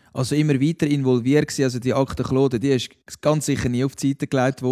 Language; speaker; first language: German; native; German